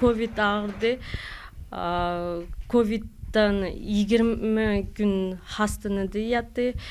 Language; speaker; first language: Turkish; non-native, learner; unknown